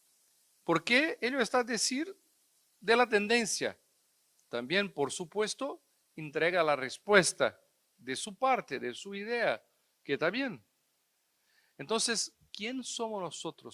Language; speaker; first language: Spanish; non-native, fluent; Portuguese